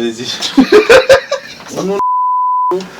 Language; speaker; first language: French; native; French